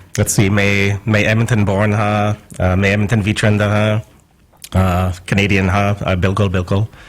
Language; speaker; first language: Punjabi; non-native, learner; English